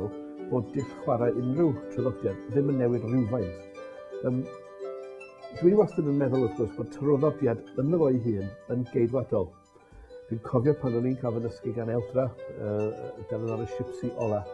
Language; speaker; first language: Welsh; native; Welsh